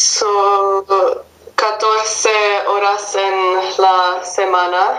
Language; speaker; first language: Spanish; non-native, learner; English